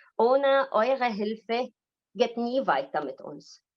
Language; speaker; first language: German; non-native, learner; Arabic